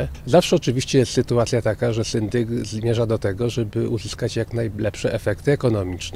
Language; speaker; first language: Polish; native; Polish